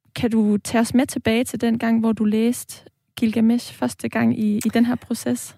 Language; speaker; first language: Danish; native; Danish